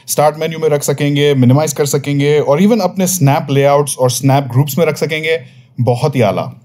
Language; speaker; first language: Urdu; native; Urdu